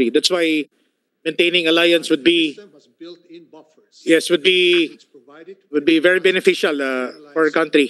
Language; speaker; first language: English; non-native, local second language; Filipino